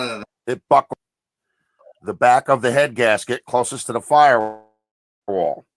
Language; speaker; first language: English; native; English